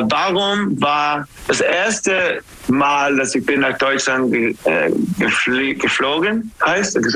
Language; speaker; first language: German; non-native, fluent; English